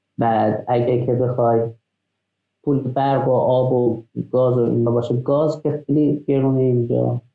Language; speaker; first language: Persian; non-native, local second language; Azerbaijani